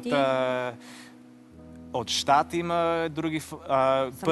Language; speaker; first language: Bulgarian; non-native, learner; English